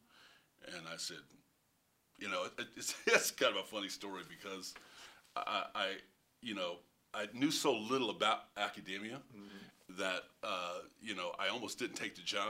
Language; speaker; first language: English; native; English